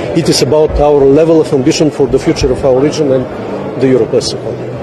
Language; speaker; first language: English; non-native, fluent; Bulgarian